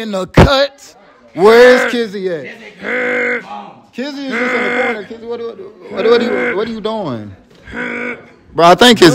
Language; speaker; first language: English; native; English